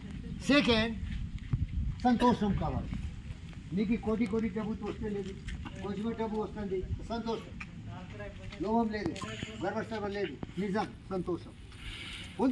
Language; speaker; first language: Telugu; non-native, local second language; Hindi